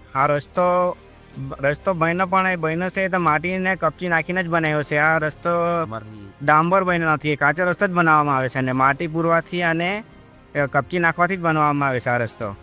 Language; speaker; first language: Gujarati; non-native, local second language; Gamit